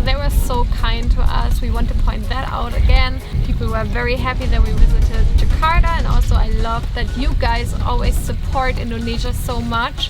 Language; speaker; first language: English; non-native, fluent; German